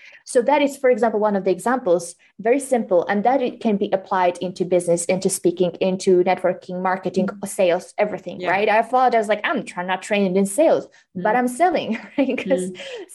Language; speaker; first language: English; non-native, fluent; Slovak